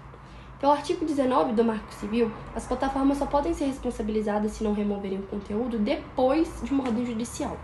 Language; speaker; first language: Portuguese; native; Portuguese